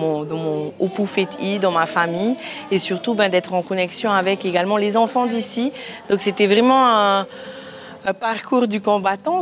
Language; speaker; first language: French; native; French